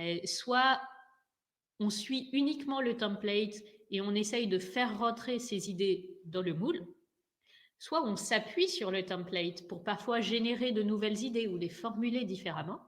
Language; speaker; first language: French; native; French